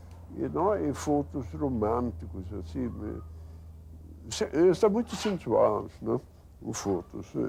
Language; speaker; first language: Portuguese; non-native, learner; Swedish